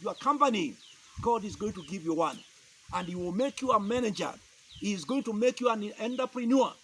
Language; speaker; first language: English; non-native, local second language; Swahili